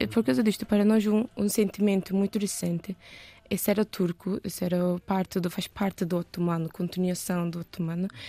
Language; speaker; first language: Portuguese; non-native, learner; Turkish